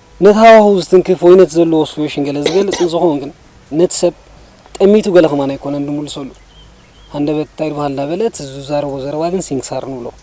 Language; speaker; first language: Tigrinya; native; Tigrinya